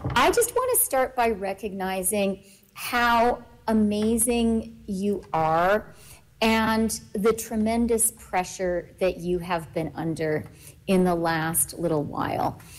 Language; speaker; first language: English; native; English